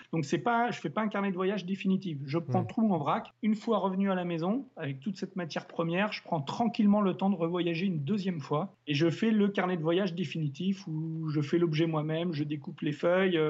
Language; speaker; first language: French; native; French